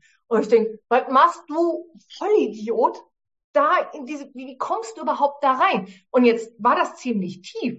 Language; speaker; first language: German; native; German